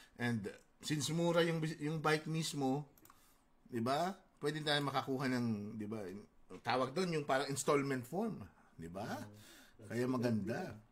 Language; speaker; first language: Filipino; non-native, local second language; Bikol